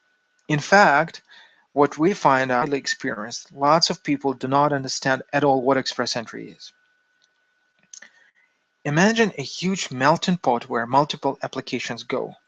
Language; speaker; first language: English; non-native, fluent; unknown